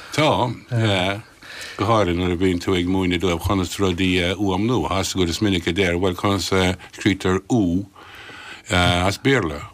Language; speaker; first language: Irish; non-native, local second language; English